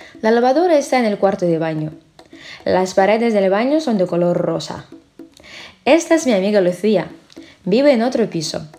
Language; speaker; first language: Spanish; non-native, fluent; Russian